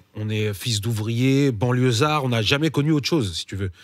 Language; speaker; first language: French; native; French